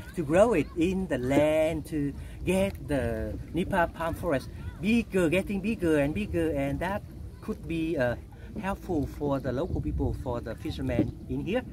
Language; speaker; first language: English; non-native, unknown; Vietnamese